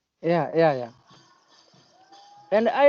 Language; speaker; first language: English; non-native, learner; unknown